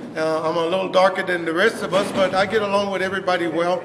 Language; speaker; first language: English; native; English